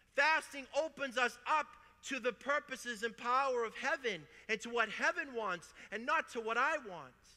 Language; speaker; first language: English; native; English